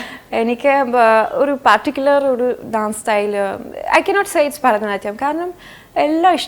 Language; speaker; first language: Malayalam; non-native, fluent; French